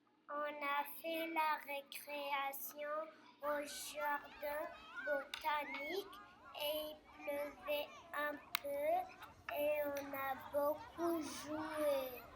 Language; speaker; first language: French; non-native, learner; Portuguese